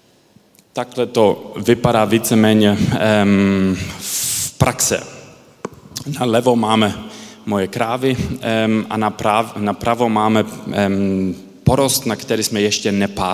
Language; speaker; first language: Czech; early bilingual, heritage; Czech